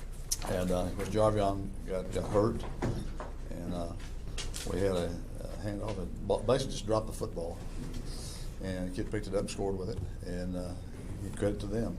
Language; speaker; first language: English; native; English